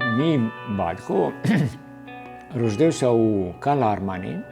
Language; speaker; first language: Ukrainian; early bilingual, heritage; Ukrainian